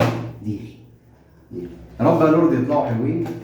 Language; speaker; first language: Arabic; native; Arabic